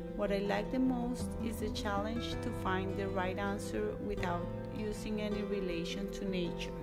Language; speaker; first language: English; non-native, fluent; Spanish